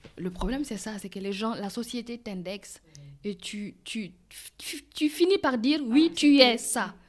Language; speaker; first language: French; non-native, local second language; Mossi